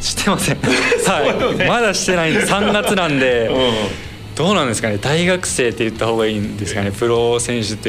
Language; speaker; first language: Japanese; native; Japanese